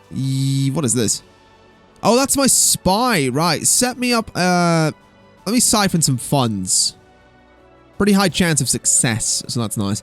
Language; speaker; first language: English; native; English